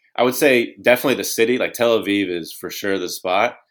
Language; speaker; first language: English; native; English